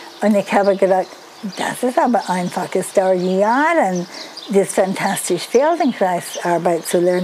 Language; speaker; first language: German; non-native, learner; English